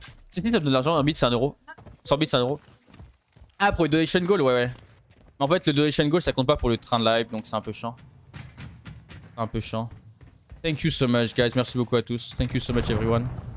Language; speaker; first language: French; native; French